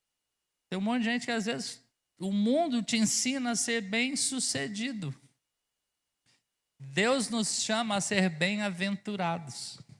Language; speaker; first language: Portuguese; native; Portuguese